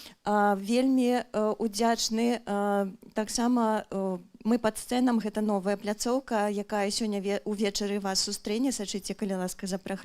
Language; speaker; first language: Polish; non-native, fluent; Belarusian